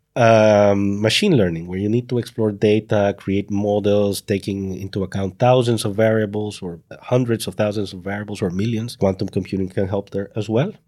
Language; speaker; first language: English; non-native, fluent; Spanish